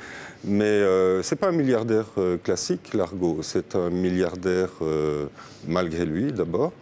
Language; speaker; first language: French; native; French